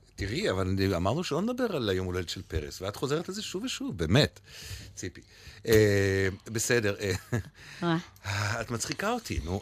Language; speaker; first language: Hebrew; native; Hebrew